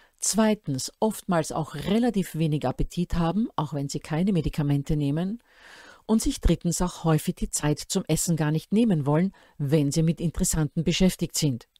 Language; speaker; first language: German; native; German